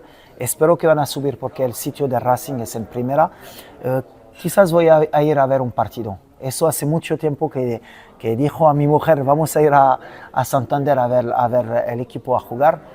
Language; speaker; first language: Spanish; non-native, fluent; French